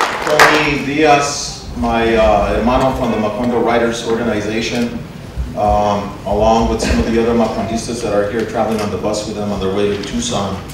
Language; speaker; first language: English; early bilingual, other home language; Spanish